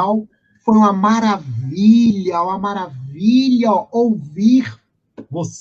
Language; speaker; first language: Portuguese; native; Portuguese